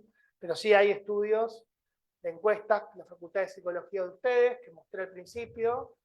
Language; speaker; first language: Spanish; native; Spanish